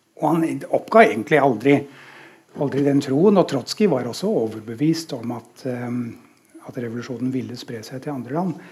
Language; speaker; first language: Norwegian; non-native, fluent; English